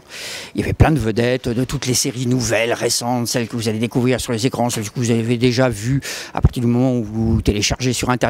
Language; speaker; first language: French; native; French